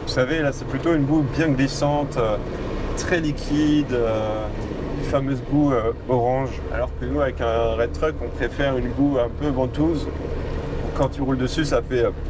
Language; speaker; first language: French; native; French